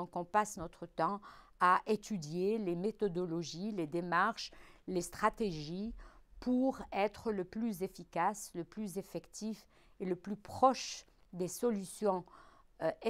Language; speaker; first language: French; non-native, local second language; Arabic